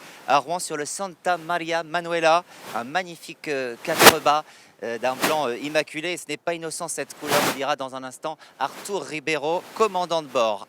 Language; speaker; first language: French; native; French